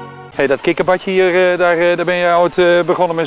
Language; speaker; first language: Dutch; native; Dutch